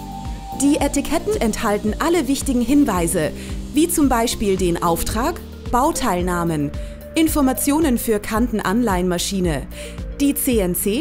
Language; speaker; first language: German; native; German